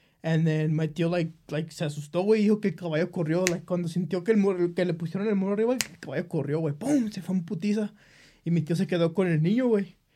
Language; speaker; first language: Spanish; early bilingual, heritage; Spanish